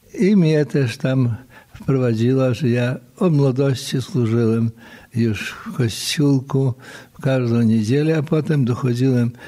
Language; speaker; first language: Polish; native; Polish